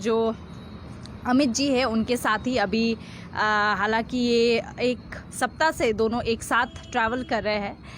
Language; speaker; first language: Hindi; native; Hindi